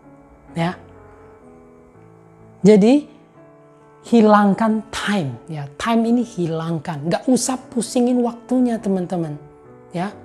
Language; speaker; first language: Indonesian; native; Indonesian